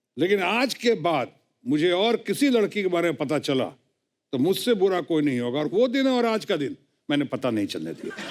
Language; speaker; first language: Hindi; native; Hindi